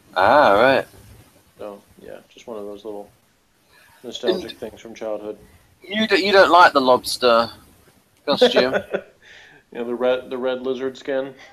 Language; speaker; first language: English; native; English